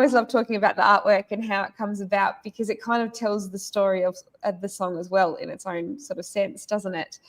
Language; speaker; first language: English; native; English